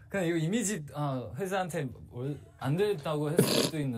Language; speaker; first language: Korean; non-native, learner; Chinese